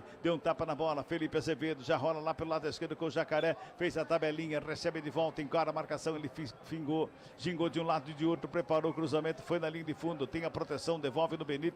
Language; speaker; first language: Portuguese; native; Portuguese